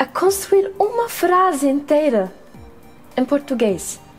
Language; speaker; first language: Portuguese; non-native, fluent; English